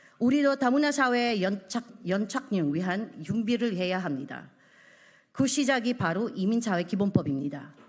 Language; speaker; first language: Korean; non-native, fluent; Filipino